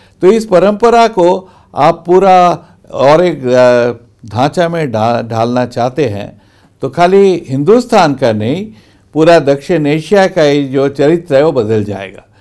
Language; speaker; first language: Hindi; non-native, local second language; Bangla